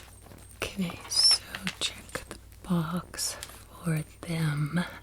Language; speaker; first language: English; native; English